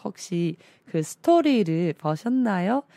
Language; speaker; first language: Korean; non-native, fluent; Chinese